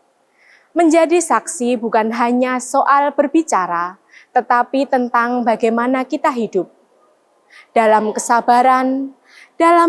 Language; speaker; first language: Indonesian; native; Indonesian